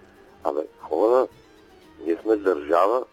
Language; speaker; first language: Bulgarian; native; Bulgarian